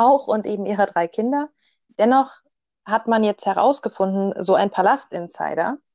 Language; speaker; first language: German; native; German